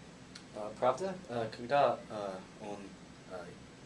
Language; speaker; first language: Russian; non-native, learner; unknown